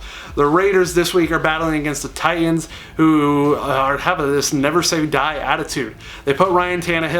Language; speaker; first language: English; native; English